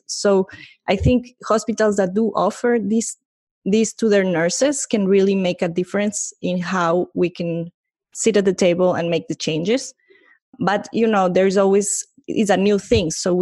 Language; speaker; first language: English; non-native, fluent; Spanish